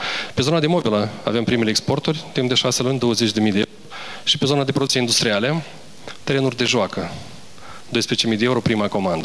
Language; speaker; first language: Romanian; native; Romanian